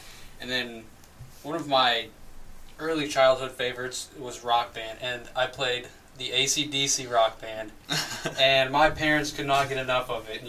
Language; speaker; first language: English; native; English